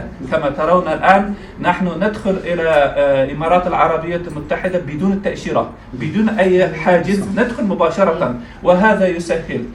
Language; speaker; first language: Arabic; non-native, fluent; Kazakh